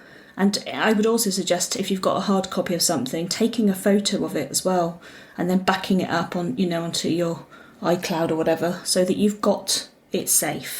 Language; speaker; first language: English; native; English